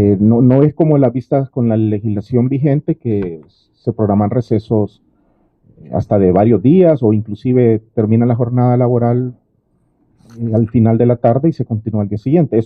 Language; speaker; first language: Spanish; native; Spanish